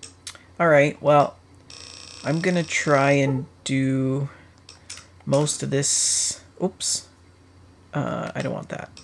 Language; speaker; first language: English; native; English